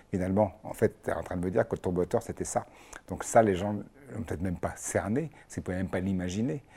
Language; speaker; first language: French; native; French